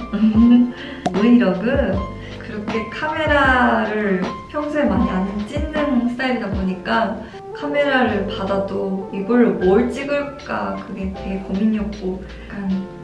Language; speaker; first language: Korean; non-native, fluent; Japanese